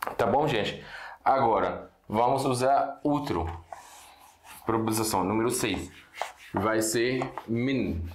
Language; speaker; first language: Portuguese; non-native, fluent; Arabic